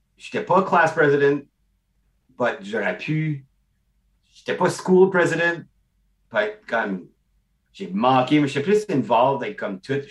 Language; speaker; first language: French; non-native, local second language; English